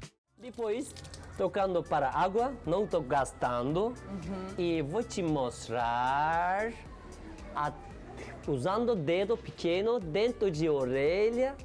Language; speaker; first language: Portuguese; non-native, learner; Turkish